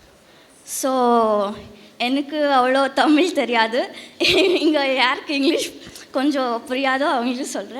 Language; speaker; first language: Tamil; non-native, learner; Kannada